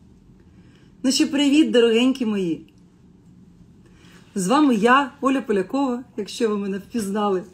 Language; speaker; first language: Ukrainian; native; Ukrainian